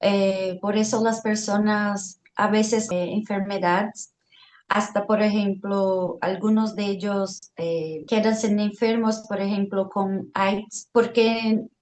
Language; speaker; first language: Spanish; non-native, fluent; Portuguese